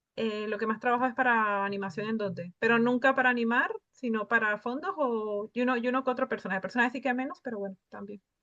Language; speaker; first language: Spanish; native; Spanish